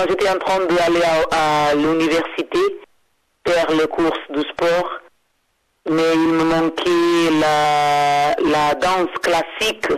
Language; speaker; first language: French; non-native, fluent; Portuguese